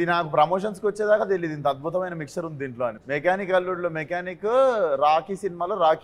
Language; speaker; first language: Telugu; native; Telugu